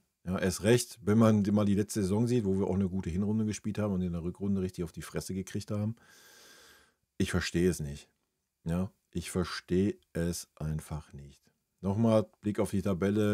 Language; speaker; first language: German; native; German